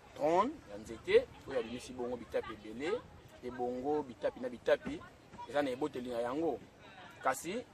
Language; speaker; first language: Lingala; non-native, local second language; Kongo